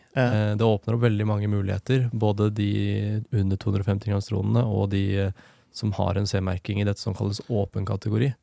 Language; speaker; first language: Norwegian; native; Norwegian